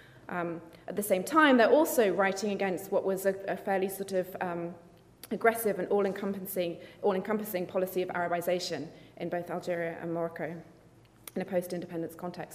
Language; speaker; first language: English; native; English